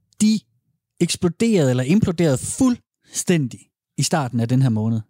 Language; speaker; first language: Danish; native; Danish